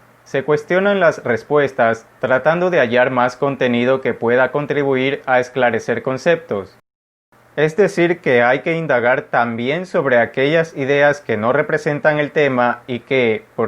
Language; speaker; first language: Spanish; native; Spanish